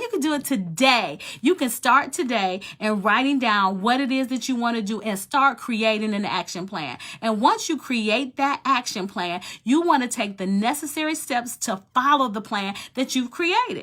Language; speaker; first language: English; native; English